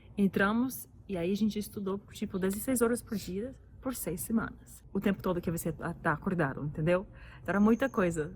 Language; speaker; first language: Portuguese; non-native, fluent; English